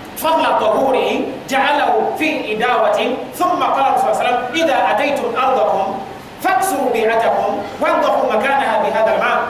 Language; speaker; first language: Arabic; non-native, fluent; Yoruba